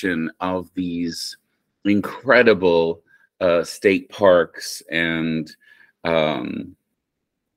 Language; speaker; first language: English; native; English